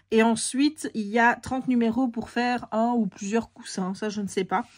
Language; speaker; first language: French; native; French